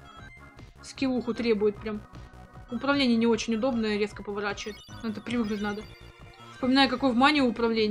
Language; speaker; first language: Russian; native; Russian